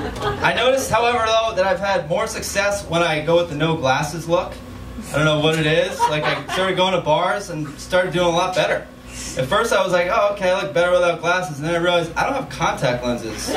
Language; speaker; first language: English; native; English